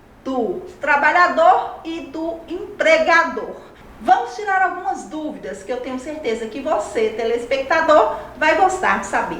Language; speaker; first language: Portuguese; native; Portuguese